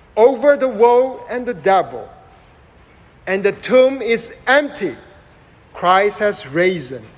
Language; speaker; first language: English; non-native, local second language; Chinese